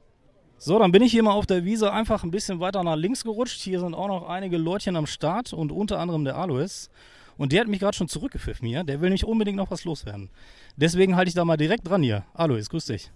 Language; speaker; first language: German; native; German